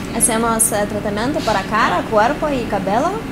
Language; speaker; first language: Spanish; non-native, learner; Lithuanian